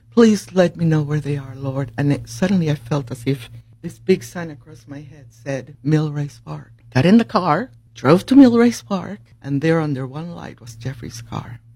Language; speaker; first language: English; early bilingual, other home language; Spanish